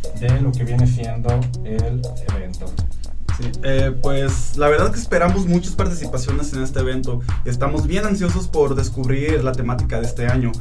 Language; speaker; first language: Spanish; native; Spanish